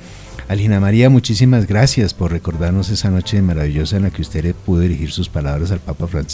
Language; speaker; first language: Spanish; native; Spanish